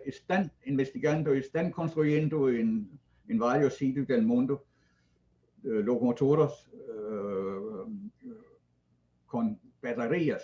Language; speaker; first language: Spanish; non-native, fluent; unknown